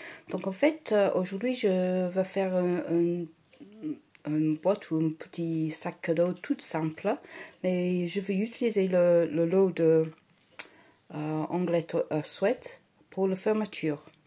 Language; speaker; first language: French; non-native, fluent; English